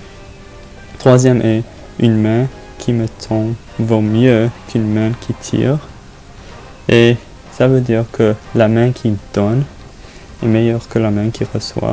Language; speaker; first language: French; non-native, learner; English